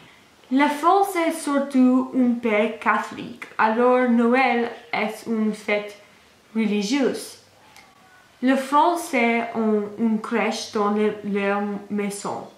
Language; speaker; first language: French; non-native, learner; English